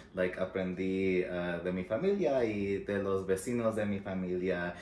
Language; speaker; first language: Spanish; early bilingual, heritage; Spanish